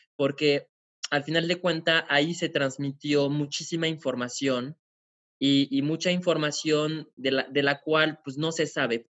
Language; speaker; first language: Spanish; non-native, fluent; French